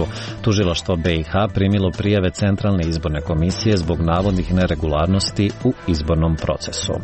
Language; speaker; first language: Croatian; native; Croatian